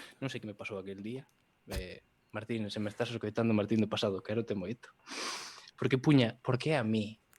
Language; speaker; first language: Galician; native; Galician